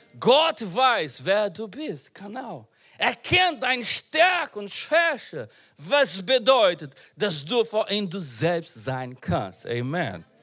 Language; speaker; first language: German; non-native, learner; Portuguese